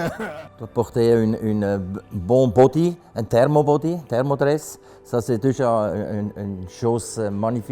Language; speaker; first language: French; non-native, local second language; German